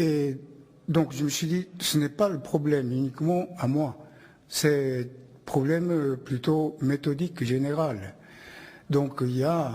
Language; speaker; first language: French; non-native, fluent; Japanese